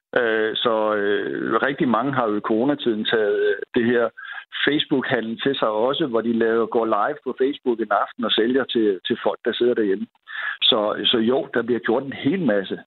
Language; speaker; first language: Danish; native; Danish